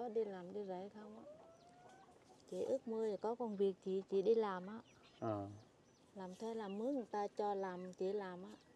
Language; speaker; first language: Vietnamese; non-native, local second language; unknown